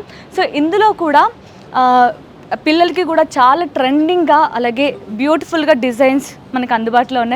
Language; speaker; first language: Telugu; native; Telugu